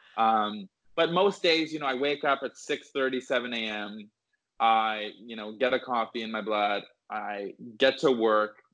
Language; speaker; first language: English; native; English